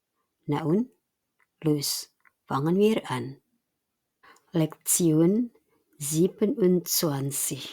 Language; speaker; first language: German; non-native, fluent; Indonesian